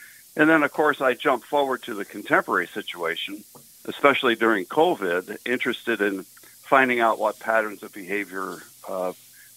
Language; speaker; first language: English; native; English